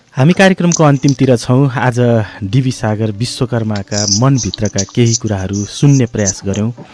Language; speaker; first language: Nepali; native; Nepali